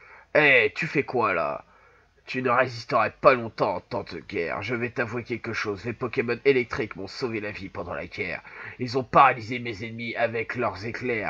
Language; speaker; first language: French; native; French